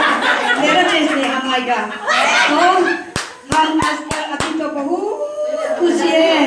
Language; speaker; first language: Hindi; non-native, local second language; Mizo